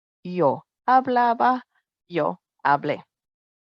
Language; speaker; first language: Spanish; non-native, fluent; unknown